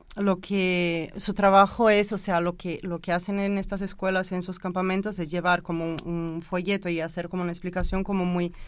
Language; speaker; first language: Spanish; non-native, fluent; Portuguese